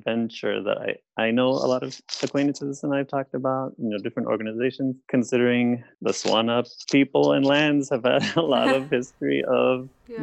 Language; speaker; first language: English; native; English